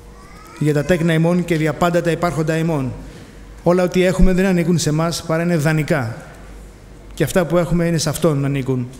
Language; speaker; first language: Greek; native; Greek